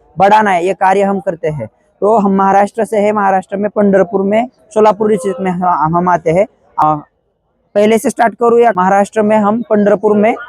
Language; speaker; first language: Hindi; non-native, local second language; Marathi